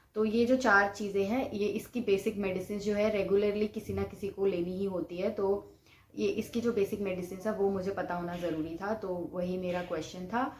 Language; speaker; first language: Hindi; non-native, local second language; Bangla